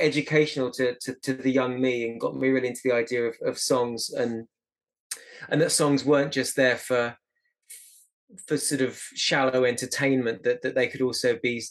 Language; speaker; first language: English; native; English